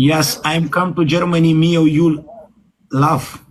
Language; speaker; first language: English; non-native, learner; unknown